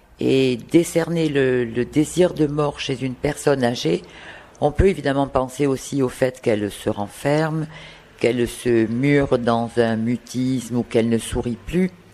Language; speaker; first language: French; native; French